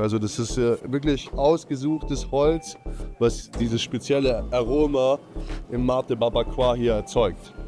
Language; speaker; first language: German; native; German